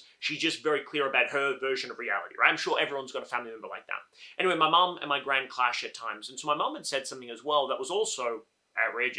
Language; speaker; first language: English; native; English